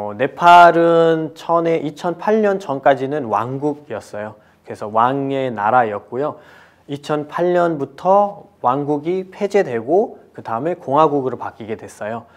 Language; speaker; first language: Korean; non-native, fluent; Nepali